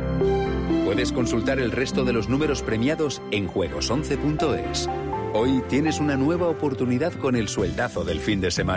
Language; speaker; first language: Spanish; native; Spanish